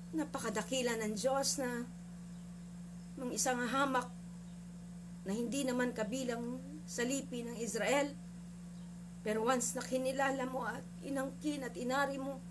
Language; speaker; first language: Filipino; native; Filipino